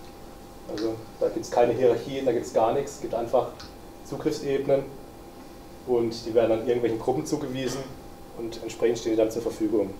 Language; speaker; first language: German; native; German